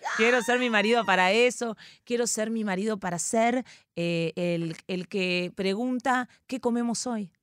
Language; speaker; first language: Spanish; native; Spanish